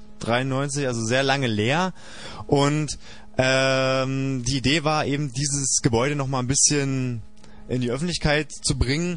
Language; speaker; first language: German; native; German